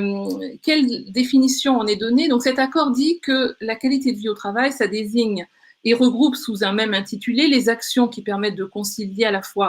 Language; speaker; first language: French; native; French